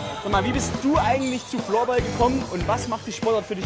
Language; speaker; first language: German; native; German